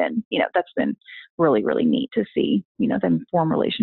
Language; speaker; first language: English; native; English